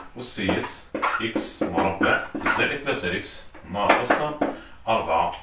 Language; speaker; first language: Arabic; native; Arabic